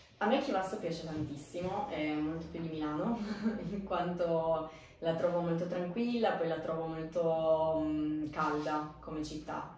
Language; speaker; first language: Italian; early bilingual, other home language; Romanian